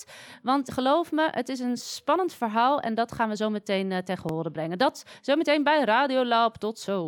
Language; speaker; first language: Dutch; native; Dutch